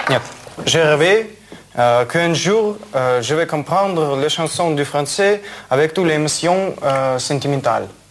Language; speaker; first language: French; non-native, learner; Russian